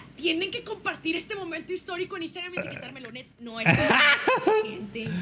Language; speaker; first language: Spanish; native; Spanish